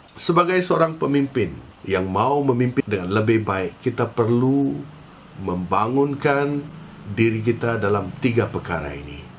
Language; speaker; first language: Malay; non-native, local second language; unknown